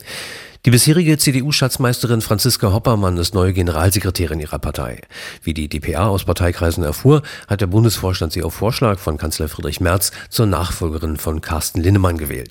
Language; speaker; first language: German; native; German